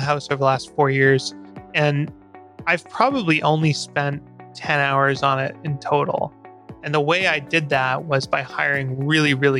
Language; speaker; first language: English; native; English